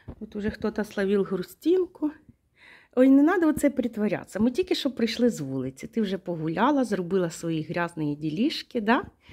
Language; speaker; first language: Ukrainian; non-native, local second language; Russian